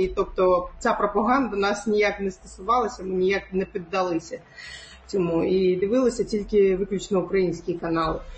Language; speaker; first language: Ukrainian; non-native, local second language; Crimean Tatar